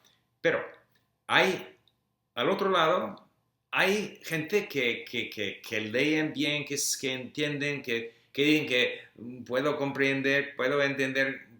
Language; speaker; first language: Spanish; non-native, fluent; English